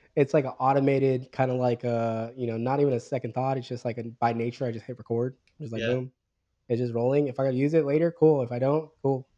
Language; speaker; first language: English; early bilingual, other home language; Filipino